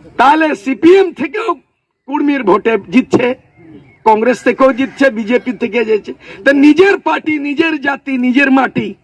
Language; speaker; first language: Bangla; non-native, local second language; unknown